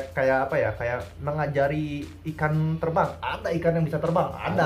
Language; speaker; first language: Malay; non-native, local second language; Sundanese